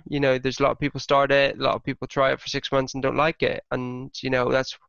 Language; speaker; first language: English; native; English